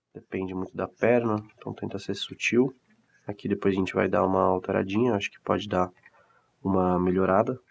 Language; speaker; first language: Portuguese; native; Portuguese